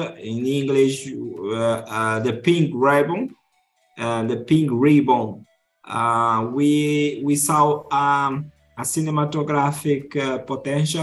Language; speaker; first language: English; non-native, fluent; Kabuverdianu